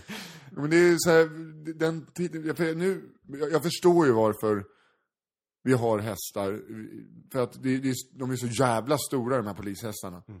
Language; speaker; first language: Swedish; native; Swedish